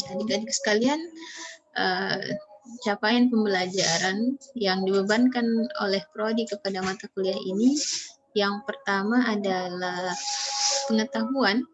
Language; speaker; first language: Indonesian; native; Indonesian